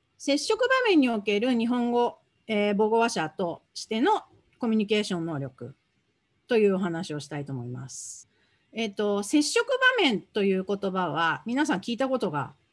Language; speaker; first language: Japanese; native; Japanese